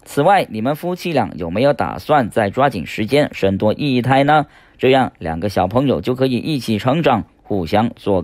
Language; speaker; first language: Chinese; non-native, local second language; Cantonese